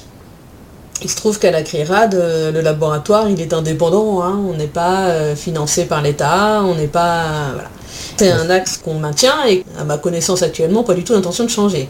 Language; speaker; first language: French; native; French